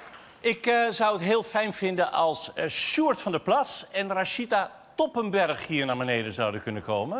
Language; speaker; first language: Dutch; native; Dutch